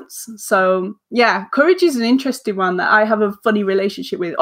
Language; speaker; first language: English; native; English